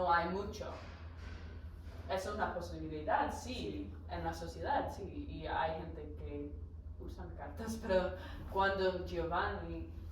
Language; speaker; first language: Spanish; non-native, learner; English